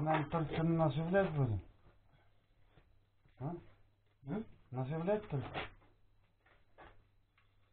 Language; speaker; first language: Russian; native; Russian